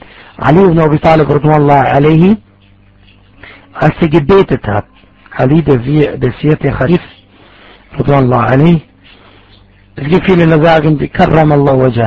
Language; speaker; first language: German; non-native, fluent; Arabic